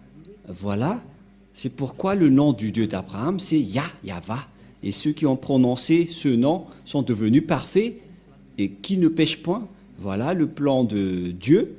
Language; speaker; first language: French; non-native, local second language; Malagasy